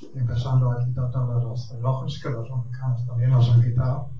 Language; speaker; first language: Spanish; non-native, fluent; German